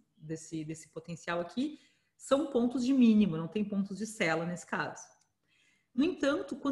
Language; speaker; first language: Portuguese; native; Portuguese